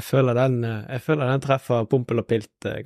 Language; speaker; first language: Norwegian; native; Norwegian